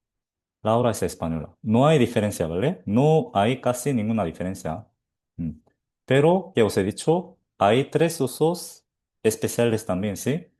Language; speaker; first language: Spanish; non-native, fluent; Korean